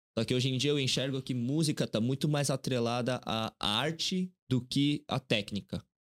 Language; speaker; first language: Portuguese; early bilingual, other home language; Korean